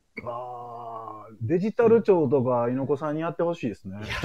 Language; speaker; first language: Japanese; native; Japanese